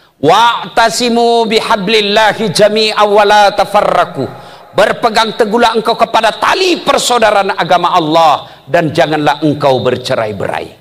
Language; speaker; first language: Indonesian; native; Indonesian